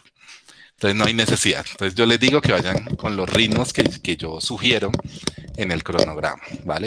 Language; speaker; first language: Spanish; native; Spanish